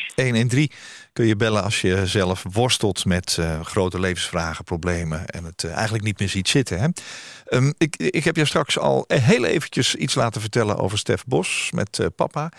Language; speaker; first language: Dutch; native; Dutch